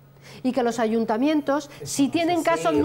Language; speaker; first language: Spanish; native; Spanish